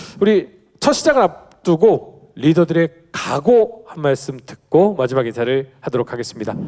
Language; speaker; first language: Korean; native; Korean